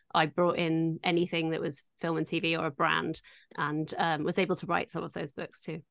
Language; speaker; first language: English; native; English